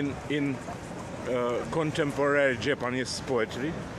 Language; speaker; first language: English; non-native, learner; Russian